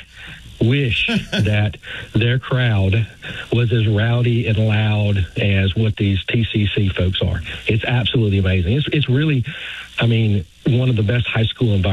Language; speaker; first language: English; native; English